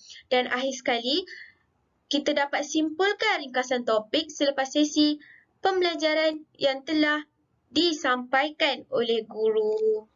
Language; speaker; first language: Malay; native; Malay